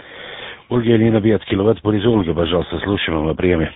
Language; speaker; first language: Russian; non-native, learner; German